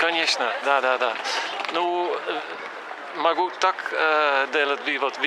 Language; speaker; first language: Russian; non-native, fluent; Dutch